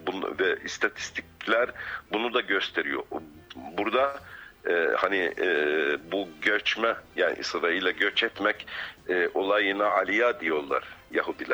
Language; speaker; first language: Turkish; non-native, fluent; Arabic